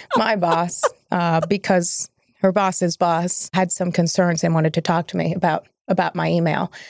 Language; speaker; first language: English; native; English